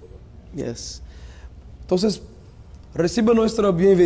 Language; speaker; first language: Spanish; non-native, fluent; Portuguese